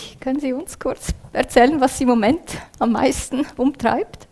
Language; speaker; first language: German; native; German